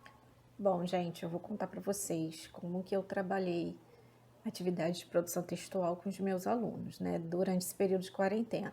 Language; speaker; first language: Portuguese; native; Portuguese